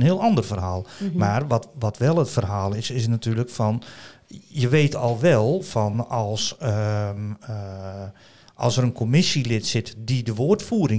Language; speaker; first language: Dutch; native; Dutch